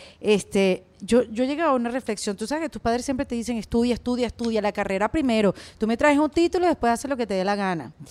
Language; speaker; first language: Spanish; native; Spanish